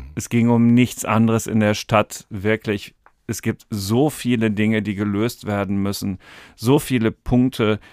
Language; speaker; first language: German; native; German